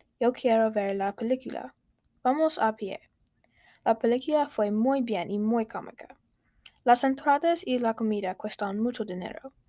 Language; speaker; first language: Spanish; non-native, learner; English